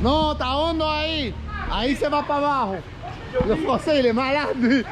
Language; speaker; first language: Spanish; non-native, fluent; French